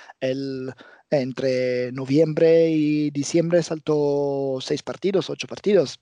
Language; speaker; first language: Spanish; non-native, fluent; Italian